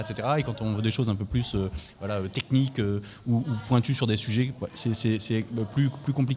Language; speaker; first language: French; native; French